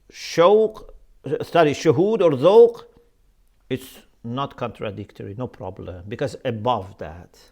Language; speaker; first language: English; non-native, fluent; Persian